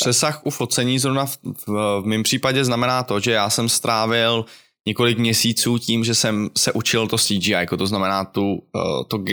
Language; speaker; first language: Czech; native; Czech